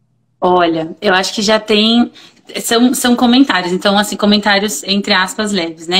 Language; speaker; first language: Portuguese; native; Portuguese